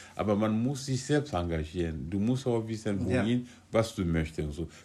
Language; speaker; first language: German; non-native, fluent; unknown